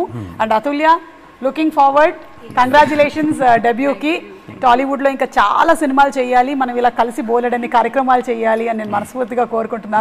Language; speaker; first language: Telugu; native; Telugu